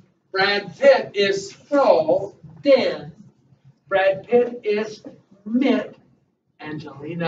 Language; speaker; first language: English; native; English